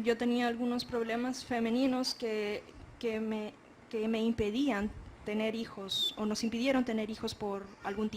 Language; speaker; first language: Spanish; native; Spanish